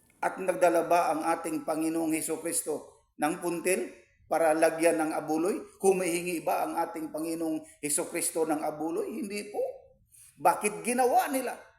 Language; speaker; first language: Filipino; non-native, local second language; Cebuano